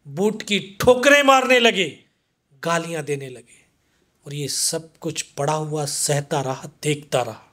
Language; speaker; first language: Hindi; native; Hindi